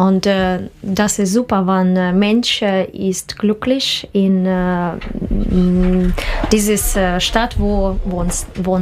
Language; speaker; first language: German; non-native, learner; Russian